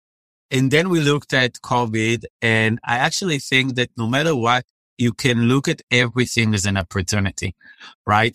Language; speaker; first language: English; non-native, fluent; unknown